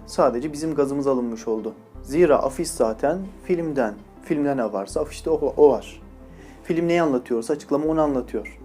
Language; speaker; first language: Turkish; native; Turkish